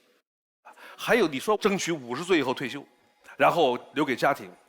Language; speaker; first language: Chinese; native; Chinese